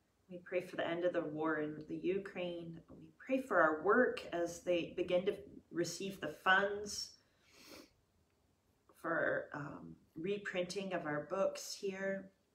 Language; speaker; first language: English; native; English